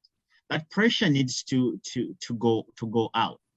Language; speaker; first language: English; non-native, local second language; Ganda